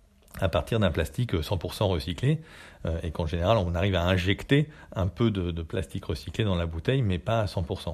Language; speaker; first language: French; native; French